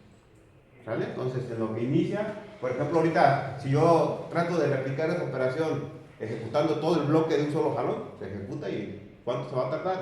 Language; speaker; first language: Spanish; native; Spanish